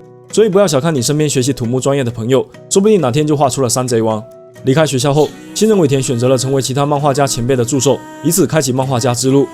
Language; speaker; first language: Chinese; native; Chinese